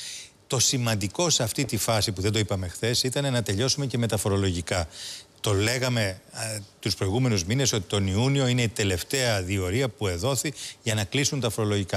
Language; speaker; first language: Greek; native; Greek